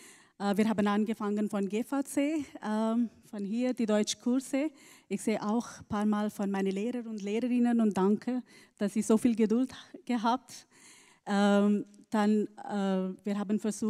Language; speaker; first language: German; non-native, learner; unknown